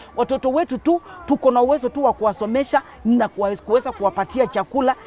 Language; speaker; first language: Swahili; non-native, local second language; Kamba